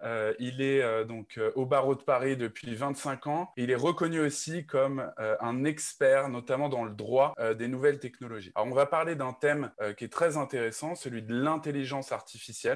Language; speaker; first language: French; native; French